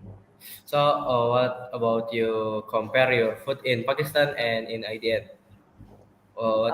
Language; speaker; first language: English; non-native, fluent; Indonesian